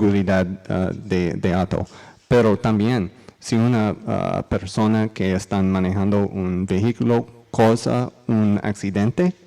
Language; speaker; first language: Spanish; non-native, learner; English